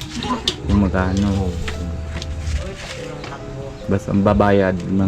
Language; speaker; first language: Filipino; non-native, learner; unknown